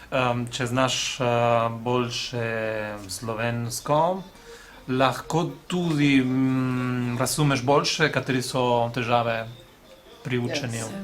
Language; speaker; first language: Slovenian; non-native, learner; Spanish